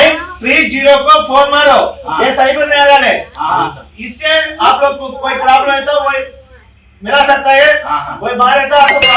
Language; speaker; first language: Hindi; non-native, local second language; Telugu